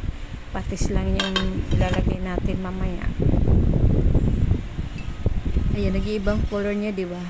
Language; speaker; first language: Filipino; native; Filipino